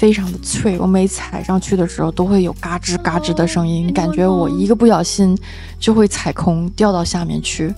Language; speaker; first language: Chinese; native; Chinese